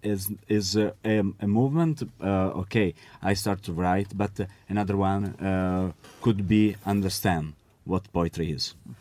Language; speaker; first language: English; non-native, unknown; Italian